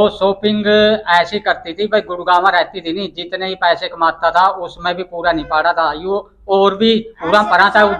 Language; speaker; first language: Hindi; non-native, local second language; Haryanvi